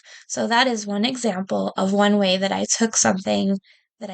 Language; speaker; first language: English; native; English